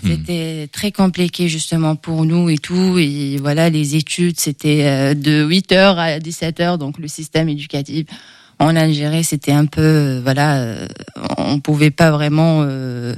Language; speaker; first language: French; non-native, local second language; Arabic